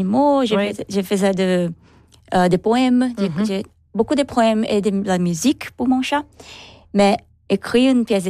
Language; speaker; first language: French; non-native, learner; Portuguese